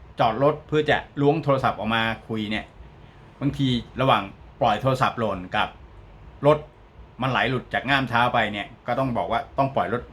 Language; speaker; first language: Thai; native; Thai